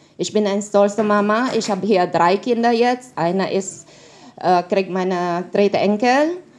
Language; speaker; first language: German; non-native, learner; Filipino